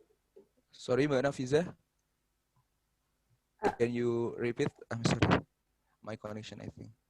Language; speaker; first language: English; non-native, fluent; Indonesian